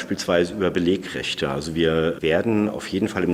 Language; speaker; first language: German; native; German